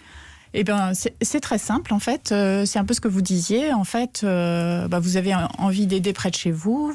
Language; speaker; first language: French; native; French